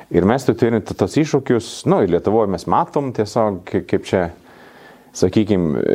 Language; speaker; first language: Lithuanian; non-native, fluent; Swedish